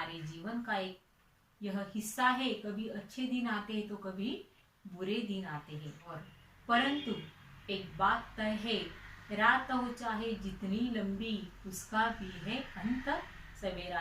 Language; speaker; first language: Hindi; non-native, local second language; Marathi